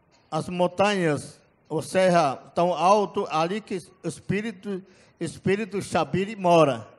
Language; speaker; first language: Portuguese; non-native, local second language; Yanomámi